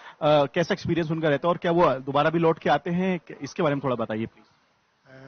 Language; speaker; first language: Hindi; native; Hindi